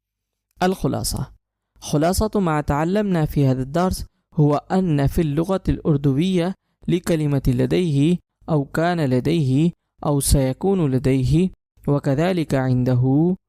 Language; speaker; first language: Arabic; non-native, fluent; Urdu